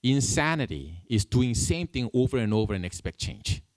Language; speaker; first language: English; early bilingual, other home language; Korean